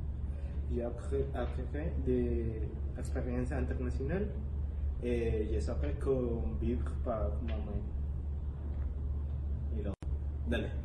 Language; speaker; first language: French; non-native, learner; Spanish